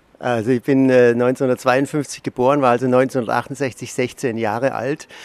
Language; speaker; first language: German; native; German